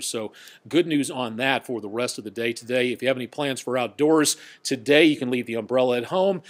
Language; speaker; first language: English; native; English